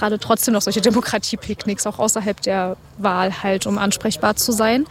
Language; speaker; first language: German; native; German